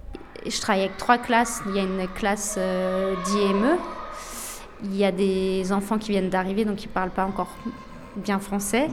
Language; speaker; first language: French; native; French